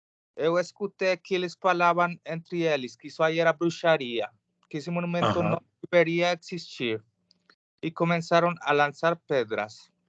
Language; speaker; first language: Portuguese; non-native, learner; Spanish